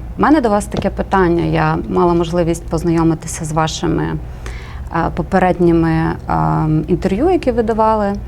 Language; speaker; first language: Ukrainian; native; Ukrainian